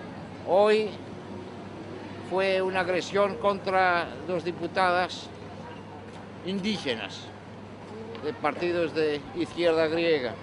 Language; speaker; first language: Spanish; non-native, fluent; Greek